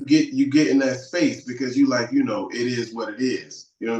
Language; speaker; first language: English; native; English